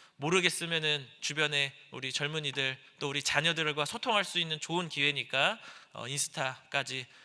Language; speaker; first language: Korean; native; Korean